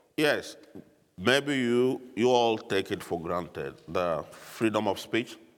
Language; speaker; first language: English; non-native, fluent; French